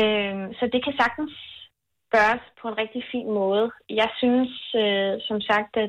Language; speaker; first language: Danish; native; Danish